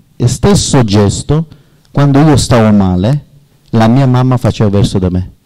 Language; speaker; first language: Italian; non-native, learner; Persian